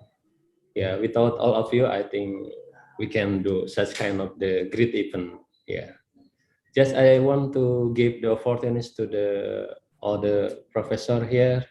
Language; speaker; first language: English; non-native, learner; Indonesian